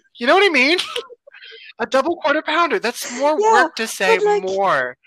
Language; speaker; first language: English; native; English